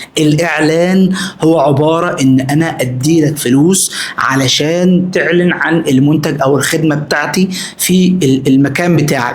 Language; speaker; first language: Arabic; native; Arabic